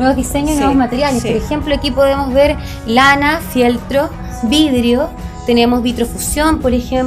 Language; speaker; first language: Spanish; native; Spanish